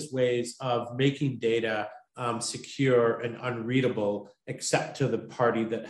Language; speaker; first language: English; native; English